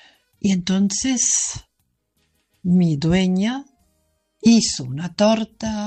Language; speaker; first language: Spanish; non-native, learner; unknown